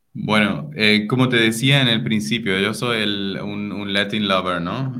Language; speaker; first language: Spanish; non-native, fluent; German